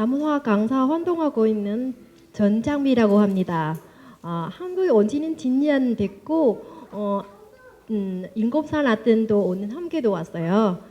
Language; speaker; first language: Korean; non-native, learner; Vietnamese